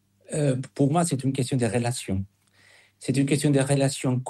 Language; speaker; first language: French; non-native, fluent; Spanish